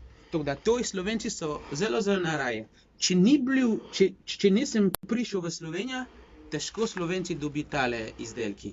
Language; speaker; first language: Slovenian; non-native, learner; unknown